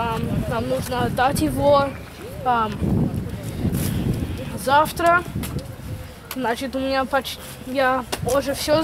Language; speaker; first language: Russian; early bilingual, heritage; Russian